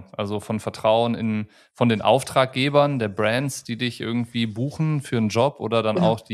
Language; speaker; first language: German; native; German